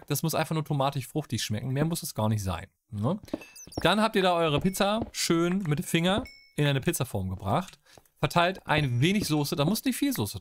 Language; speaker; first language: German; native; German